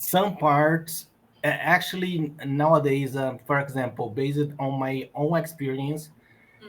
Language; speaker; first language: English; non-native, learner; Portuguese